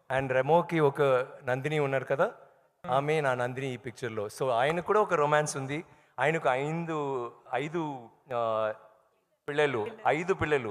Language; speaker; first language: Telugu; non-native, learner; Tamil